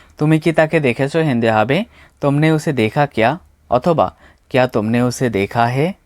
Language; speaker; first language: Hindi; non-native, fluent; Bangla